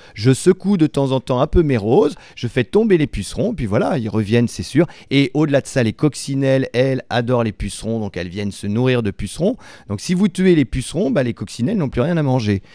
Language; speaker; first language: French; native; French